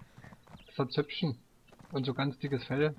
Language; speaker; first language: German; native; German